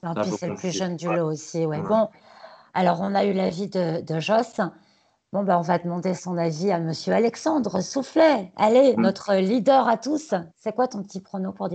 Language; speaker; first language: French; native; French